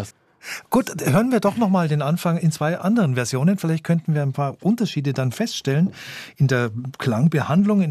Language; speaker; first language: German; native; German